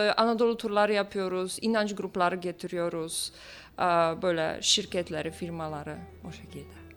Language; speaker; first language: Turkish; non-native, fluent; Polish